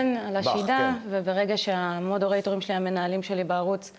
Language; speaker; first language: Hebrew; native; Hebrew